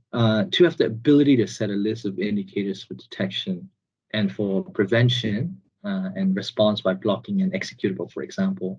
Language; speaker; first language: English; non-native, fluent; Burmese